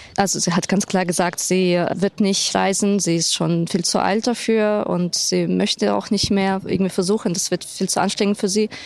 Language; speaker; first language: German; non-native, fluent; Ukrainian